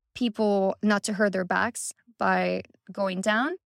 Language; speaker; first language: English; early bilingual, other home language; Spanish